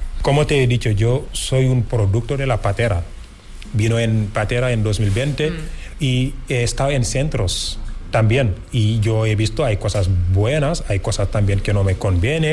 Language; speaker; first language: Spanish; non-native, fluent; Wolof